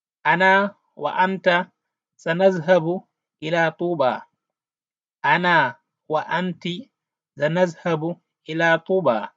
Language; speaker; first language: Arabic; non-native, fluent; Wolof